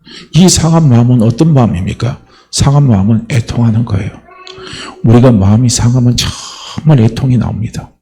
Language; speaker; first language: Korean; native; Korean